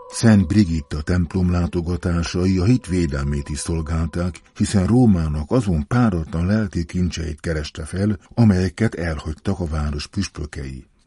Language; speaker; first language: Hungarian; native; Hungarian